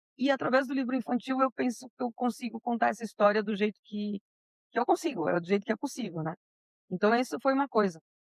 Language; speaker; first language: Portuguese; early bilingual, other home language; Spanish